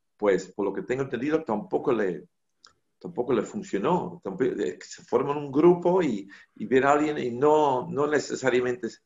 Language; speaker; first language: Spanish; non-native, fluent; Dutch